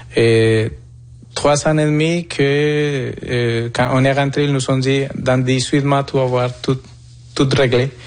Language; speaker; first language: French; non-native, fluent; Spanish